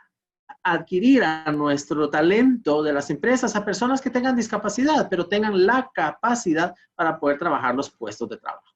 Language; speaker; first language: Spanish; native; Spanish